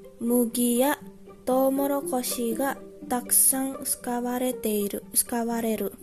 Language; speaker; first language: Japanese; non-native, learner; Indonesian